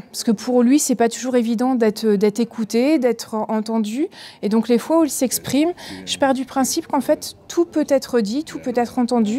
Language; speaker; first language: French; native; French